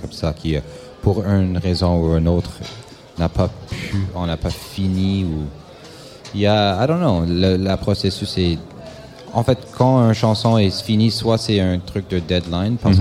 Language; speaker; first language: French; non-native, local second language; English